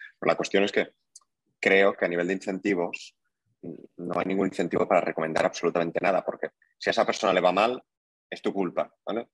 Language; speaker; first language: Spanish; native; Spanish